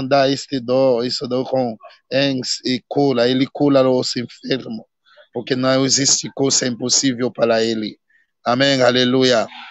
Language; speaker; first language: Portuguese; non-native, learner; Haitian Creole